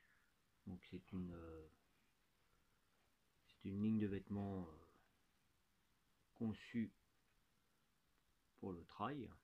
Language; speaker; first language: French; native; French